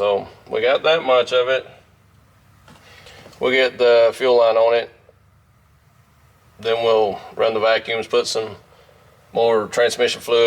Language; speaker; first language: English; native; English